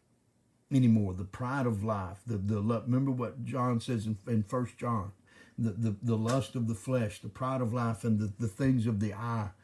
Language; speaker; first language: English; native; English